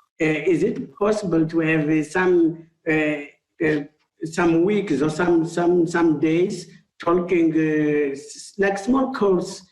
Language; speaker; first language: English; non-native, learner; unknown